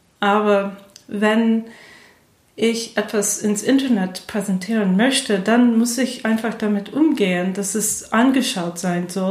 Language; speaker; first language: German; non-native, fluent; English